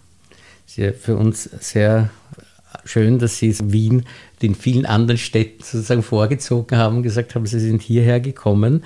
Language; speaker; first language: German; native; German